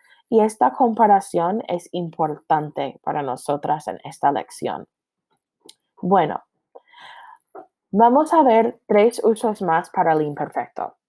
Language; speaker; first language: Spanish; non-native, fluent; English